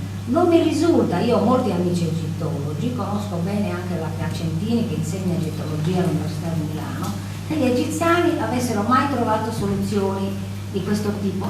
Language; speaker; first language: Italian; native; Italian